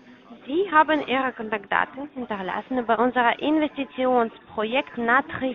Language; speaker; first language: German; non-native, fluent; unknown